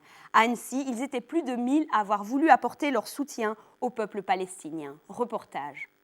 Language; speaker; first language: French; native; French